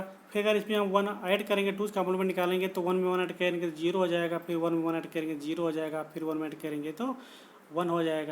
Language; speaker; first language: Hindi; native; Hindi